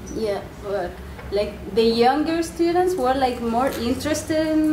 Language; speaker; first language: English; non-native, fluent; Spanish